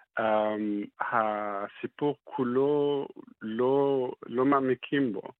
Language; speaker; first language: Hebrew; non-native, fluent; Arabic